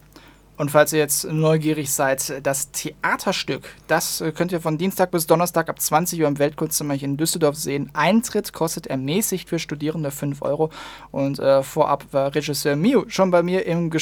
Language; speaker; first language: German; native; German